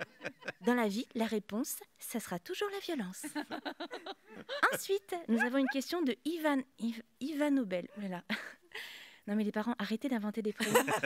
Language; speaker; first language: French; native; French